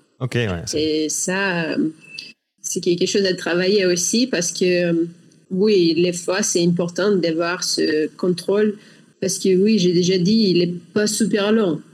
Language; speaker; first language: French; non-native, learner; Russian